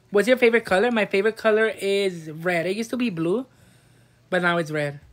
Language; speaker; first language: English; native; English